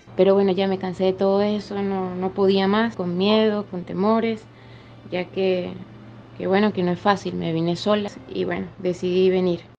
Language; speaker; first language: Spanish; native; Spanish